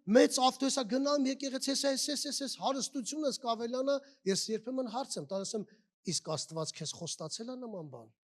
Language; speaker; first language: Armenian; native; Armenian